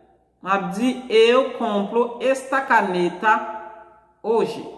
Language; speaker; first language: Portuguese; non-native, fluent; Haitian Creole